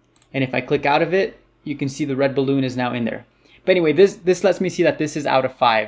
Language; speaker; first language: English; native; English